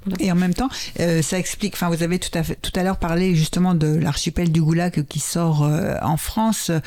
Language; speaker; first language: French; native; French